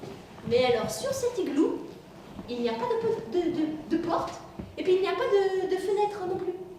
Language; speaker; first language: French; native; French